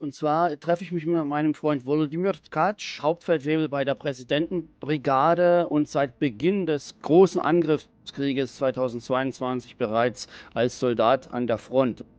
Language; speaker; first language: German; native; German